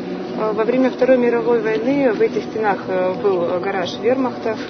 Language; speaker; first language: Russian; native; Russian